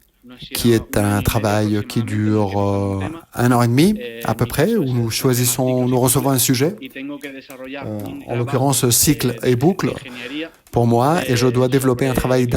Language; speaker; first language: French; non-native, fluent; Spanish